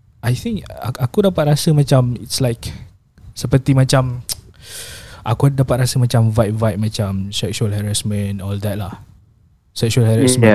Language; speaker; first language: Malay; native; Malay